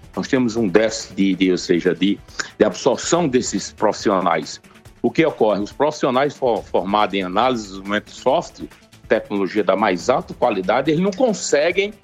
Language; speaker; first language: Portuguese; native; Portuguese